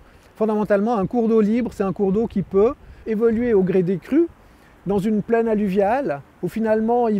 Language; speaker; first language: French; native; French